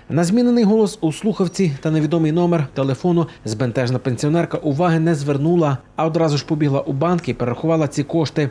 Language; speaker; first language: Ukrainian; native; Ukrainian